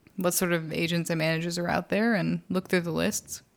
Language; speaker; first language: English; native; English